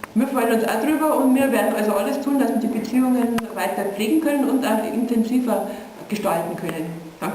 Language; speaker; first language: German; native; German